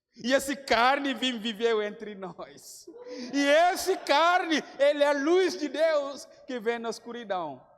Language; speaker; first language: Portuguese; non-native, fluent; Mandingo